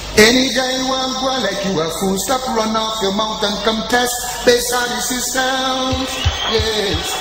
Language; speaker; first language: English; non-native, local second language; Jamaican Creole English